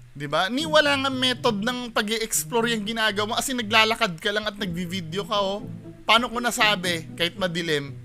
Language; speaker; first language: Filipino; native; Filipino